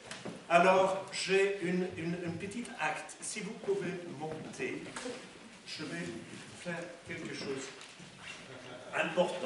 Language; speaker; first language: French; non-native, fluent; Swedish